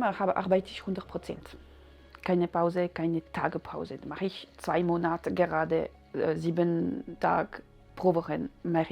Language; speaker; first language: German; non-native, learner; French